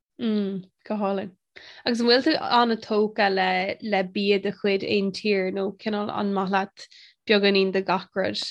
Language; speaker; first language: Irish; non-native, local second language; English